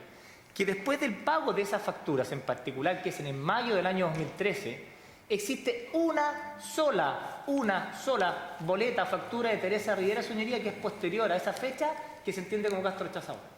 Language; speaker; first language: Spanish; native; Spanish